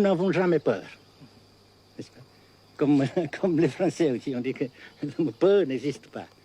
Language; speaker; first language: French; non-native, fluent; Vietnamese